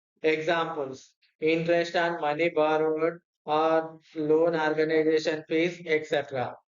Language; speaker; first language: English; non-native, local second language; Telugu